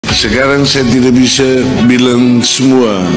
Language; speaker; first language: Indonesian; non-native, fluent; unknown